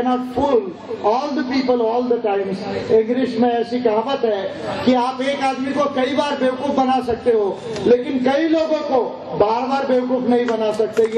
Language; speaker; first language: Hindi; non-native, local second language; Marathi